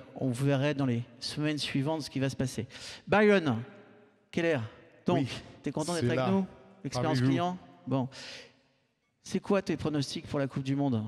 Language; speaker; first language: French; native; French